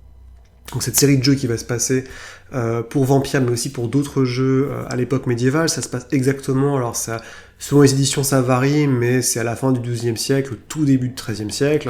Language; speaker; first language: French; native; French